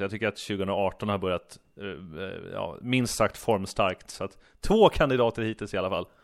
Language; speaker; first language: Swedish; native; Swedish